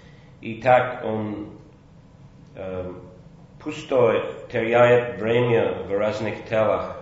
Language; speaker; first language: Russian; non-native, fluent; English